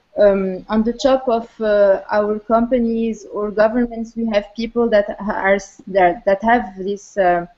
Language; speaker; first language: English; non-native, fluent; Arabic